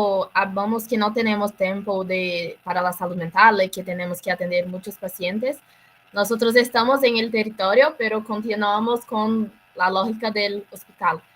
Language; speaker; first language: Spanish; non-native, learner; Portuguese